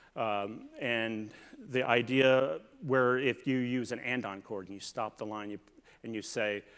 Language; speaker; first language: English; native; English